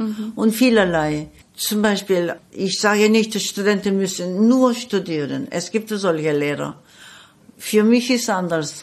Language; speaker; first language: German; non-native, fluent; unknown